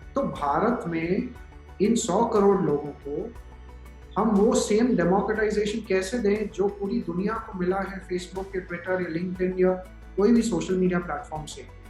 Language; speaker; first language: Hindi; native; Hindi